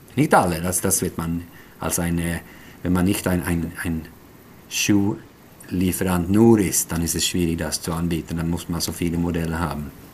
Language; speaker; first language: German; non-native, fluent; Swedish